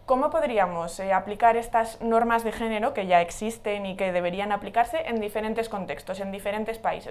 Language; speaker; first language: Spanish; native; Spanish